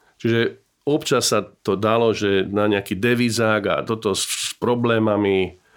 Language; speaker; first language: Slovak; native; Slovak